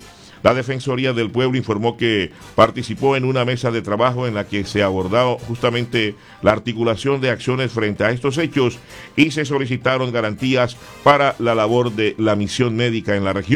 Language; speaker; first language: Spanish; native; Spanish